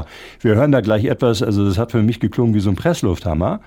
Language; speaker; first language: German; native; German